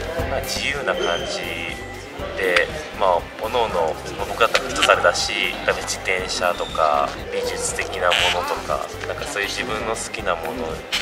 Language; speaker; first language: Japanese; native; Japanese